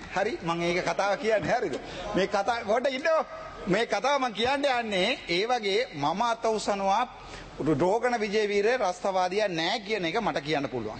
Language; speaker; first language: Sinhala; non-native, local second language; Tamil